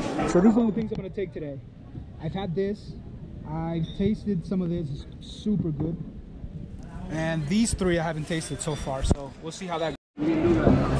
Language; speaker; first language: English; early bilingual, other home language; Spanish